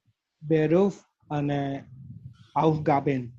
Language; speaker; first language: German; non-native, learner; Gujarati